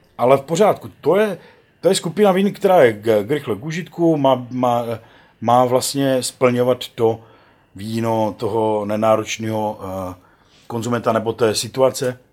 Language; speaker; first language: Czech; native; Czech